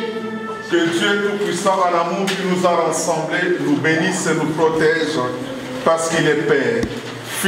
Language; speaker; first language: French; non-native, local second language; Lingala